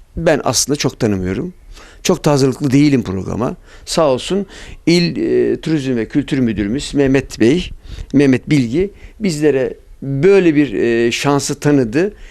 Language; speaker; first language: Turkish; native; Turkish